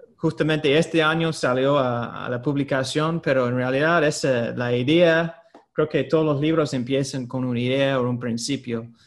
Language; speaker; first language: Spanish; non-native, fluent; English